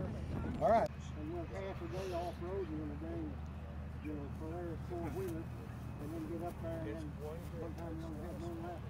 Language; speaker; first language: English; native; English